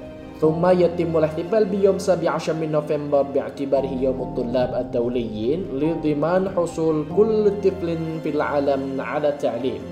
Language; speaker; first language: Arabic; non-native, fluent; Indonesian